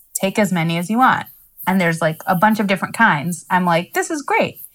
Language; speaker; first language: English; native; English